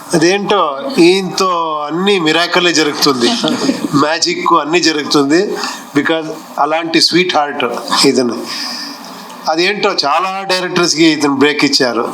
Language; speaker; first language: Telugu; non-native, local second language; Kannada